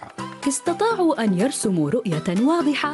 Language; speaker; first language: Arabic; native; Arabic